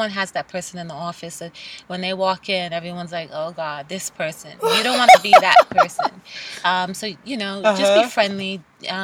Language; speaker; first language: English; native; English